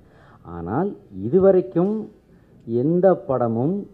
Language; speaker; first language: Tamil; native; Tamil